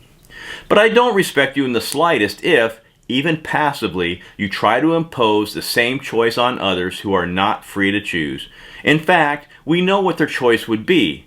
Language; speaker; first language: English; native; English